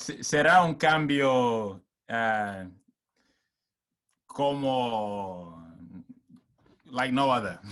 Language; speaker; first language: Spanish; non-native, learner; English